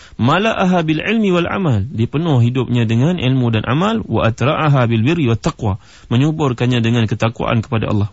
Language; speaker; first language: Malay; native; Malay